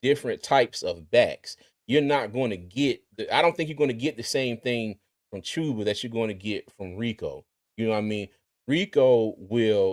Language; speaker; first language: English; native; English